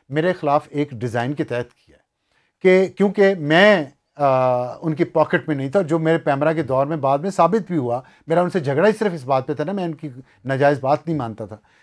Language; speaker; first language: Urdu; non-native, local second language; Punjabi